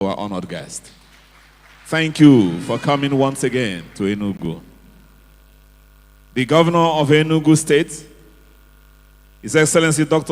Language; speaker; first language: English; non-native, local second language; Igbo